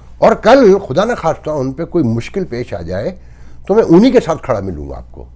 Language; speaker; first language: Urdu; native; Urdu